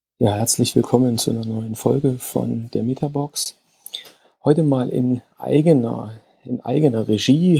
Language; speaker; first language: German; native; German